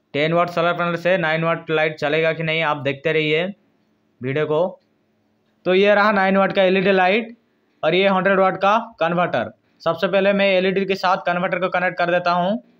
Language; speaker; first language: Hindi; native; Hindi